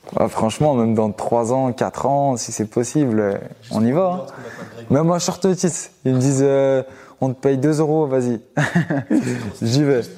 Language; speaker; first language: French; native; French